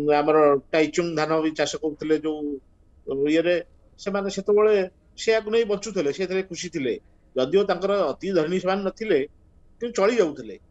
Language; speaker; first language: Odia; native; Odia